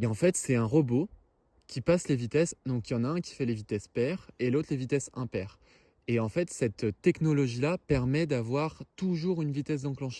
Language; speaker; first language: French; native; French